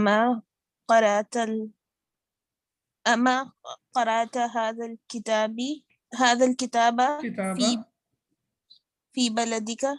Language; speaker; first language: Arabic; non-native, learner; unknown